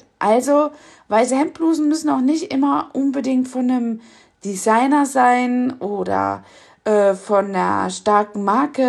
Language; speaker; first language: German; native; German